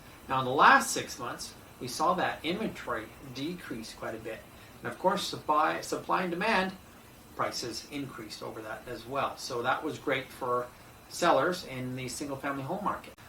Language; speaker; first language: English; native; English